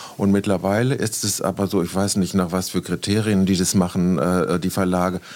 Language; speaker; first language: German; native; German